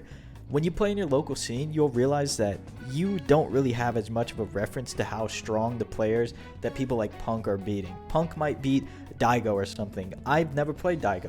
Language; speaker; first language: English; native; English